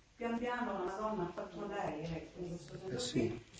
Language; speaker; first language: Italian; native; Italian